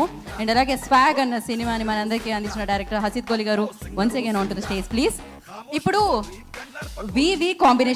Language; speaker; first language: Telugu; native; Telugu